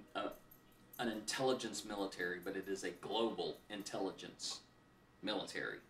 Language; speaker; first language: English; native; English